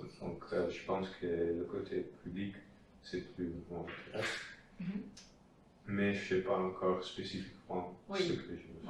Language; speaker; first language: French; non-native, fluent; Dutch